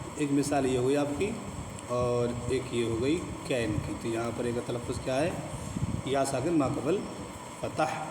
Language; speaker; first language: Urdu; native; Urdu